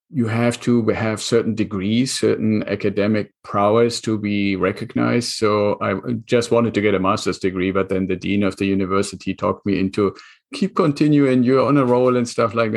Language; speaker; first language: English; non-native, fluent; German